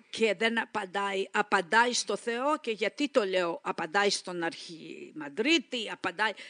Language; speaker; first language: Greek; early bilingual, heritage; Greek